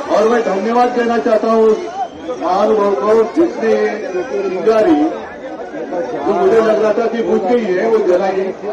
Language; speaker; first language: Hindi; non-native, local second language; Marathi